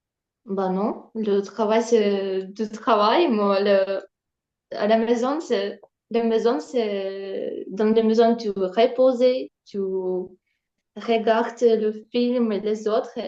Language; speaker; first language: French; non-native, learner; Ukrainian